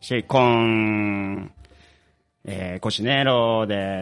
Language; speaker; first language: Spanish; non-native, learner; Japanese